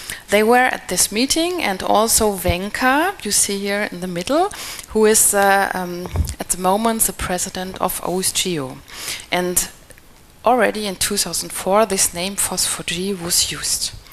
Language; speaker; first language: English; non-native, fluent; German